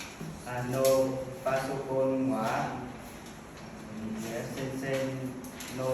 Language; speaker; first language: Japanese; non-native, learner; Vietnamese